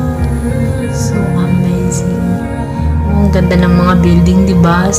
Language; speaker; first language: Filipino; non-native, local second language; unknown